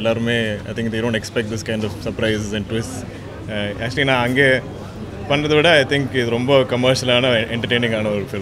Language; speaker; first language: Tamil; non-native, local second language; Malayalam